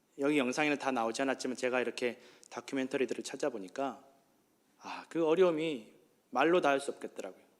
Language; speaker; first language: Korean; native; Korean